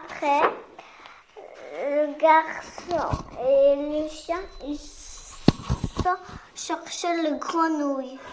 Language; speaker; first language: French; non-native, local second language; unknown